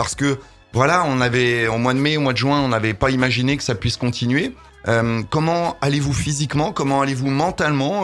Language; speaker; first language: French; native; French